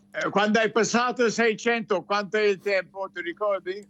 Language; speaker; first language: Italian; non-native, fluent; English